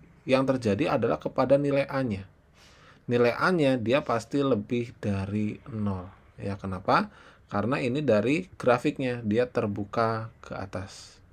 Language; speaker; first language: Indonesian; native; Indonesian